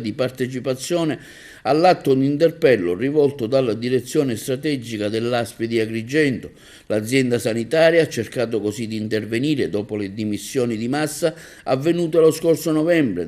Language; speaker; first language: Italian; native; Italian